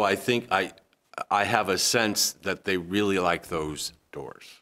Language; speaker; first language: English; native; English